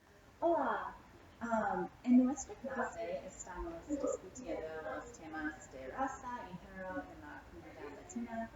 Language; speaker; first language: Spanish; non-native, learner; English